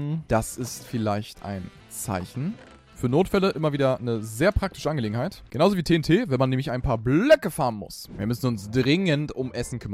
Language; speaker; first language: German; native; German